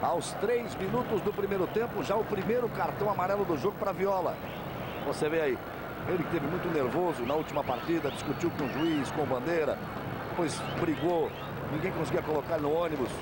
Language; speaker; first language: Portuguese; native; Portuguese